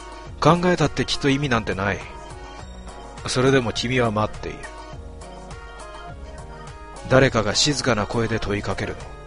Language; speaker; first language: Japanese; native; Japanese